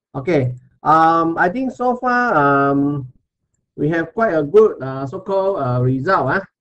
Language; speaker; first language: English; non-native, local second language; Chinese